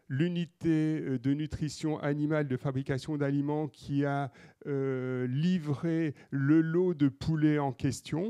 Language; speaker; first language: French; native; French